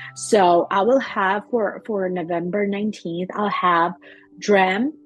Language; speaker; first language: English; non-native, fluent; Russian